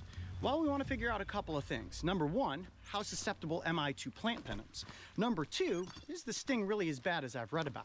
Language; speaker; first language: English; native; English